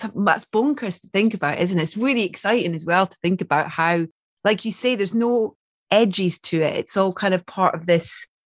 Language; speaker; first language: English; native; English